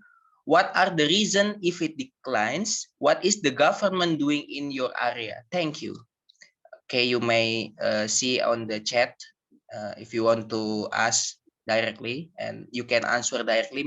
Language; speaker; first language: English; non-native, learner; Indonesian